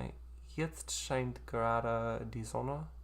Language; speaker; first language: German; non-native, learner; English